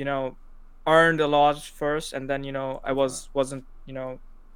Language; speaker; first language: English; non-native, local second language; Urdu